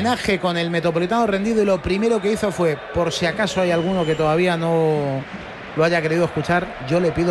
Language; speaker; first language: Spanish; native; Spanish